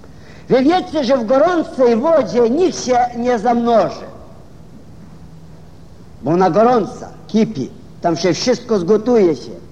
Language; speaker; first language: Polish; non-native, fluent; Ukrainian